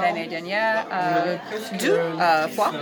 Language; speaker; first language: French; non-native, learner; English